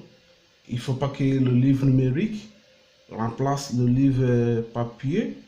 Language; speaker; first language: French; non-native, learner; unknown